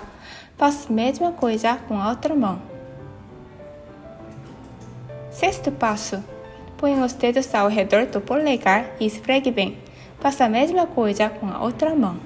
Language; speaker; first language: Portuguese; non-native, fluent; Korean